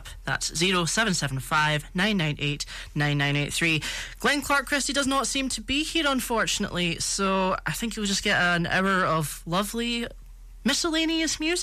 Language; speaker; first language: English; native; English